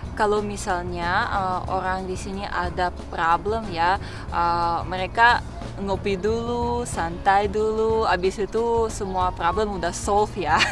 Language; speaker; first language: Indonesian; non-native, fluent; Russian